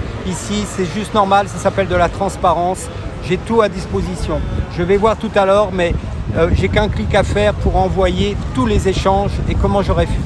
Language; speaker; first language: French; native; French